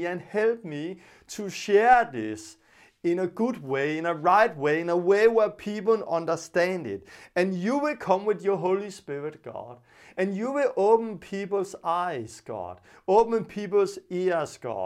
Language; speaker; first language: English; non-native, fluent; Danish